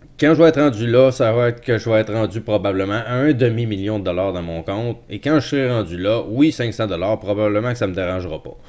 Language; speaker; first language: French; native; French